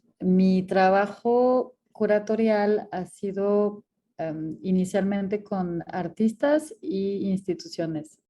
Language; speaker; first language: Spanish; non-native, fluent; French